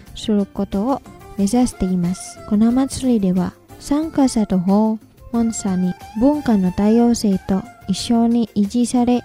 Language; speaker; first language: Japanese; non-native, fluent; Indonesian